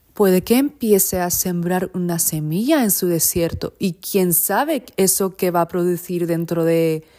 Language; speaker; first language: Spanish; non-native, fluent; Japanese